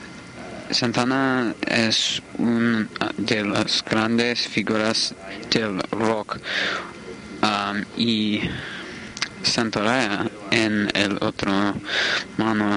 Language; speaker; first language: Spanish; non-native, learner; English